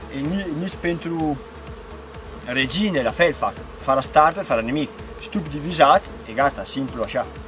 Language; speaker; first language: Romanian; non-native, fluent; Italian